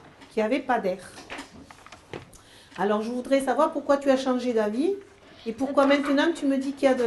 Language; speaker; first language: French; native; French